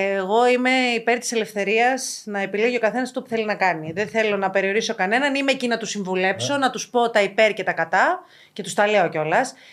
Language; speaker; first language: Greek; native; Greek